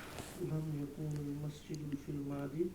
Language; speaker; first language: Arabic; non-native, learner; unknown